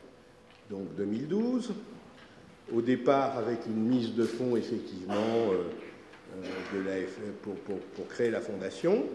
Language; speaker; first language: French; native; French